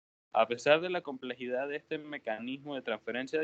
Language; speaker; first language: Spanish; native; Spanish